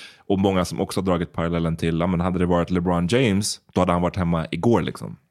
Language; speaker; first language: Swedish; early bilingual, other home language; Bosnian